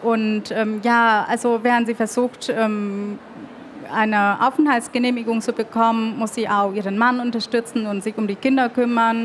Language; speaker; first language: German; early bilingual, other home language; Vietnamese